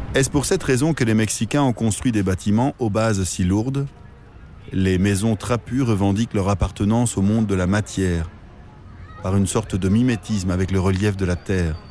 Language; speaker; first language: French; native; French